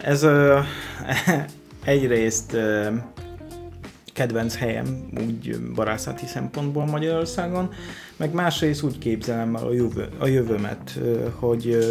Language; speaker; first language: Hungarian; non-native, fluent; Polish